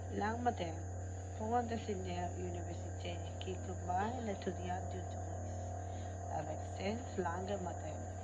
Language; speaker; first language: French; non-native, learner; Spanish